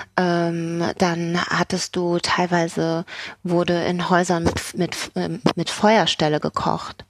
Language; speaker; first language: German; native; German